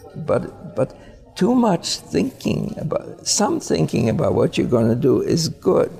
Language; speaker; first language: English; early bilingual, other home language; Polish